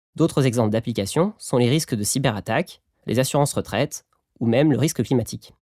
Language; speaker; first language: French; native; French